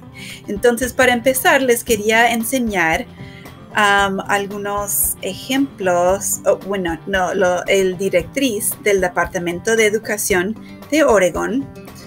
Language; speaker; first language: Spanish; non-native, fluent; English